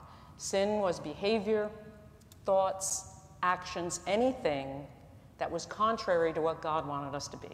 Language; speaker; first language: English; native; English